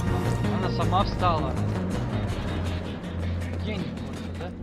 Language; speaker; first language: Russian; native; Russian